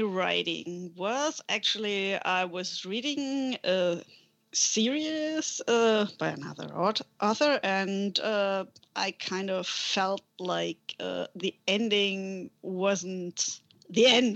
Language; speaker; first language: English; non-native, fluent; German